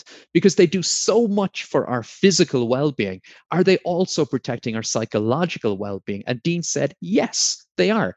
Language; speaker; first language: English; native; English